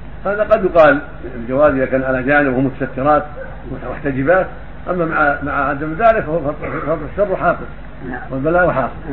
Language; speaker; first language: Arabic; native; Arabic